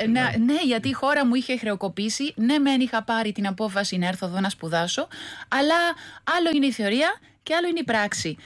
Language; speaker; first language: Greek; non-native, fluent; Spanish